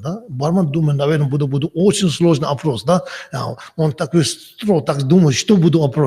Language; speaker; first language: Russian; non-native, learner; Tibetan